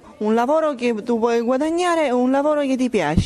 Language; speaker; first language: Italian; non-native, learner; Armenian